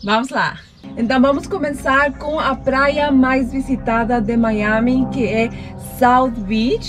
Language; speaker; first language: Portuguese; non-native, fluent; Spanish